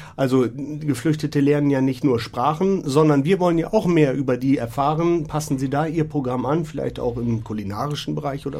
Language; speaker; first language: German; native; German